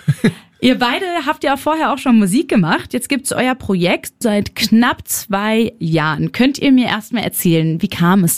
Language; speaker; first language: German; native; German